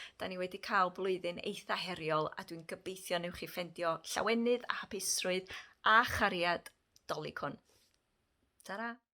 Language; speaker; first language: Welsh; native; Welsh